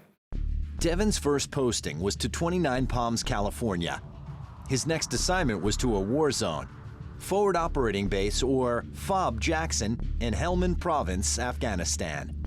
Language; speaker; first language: English; native; English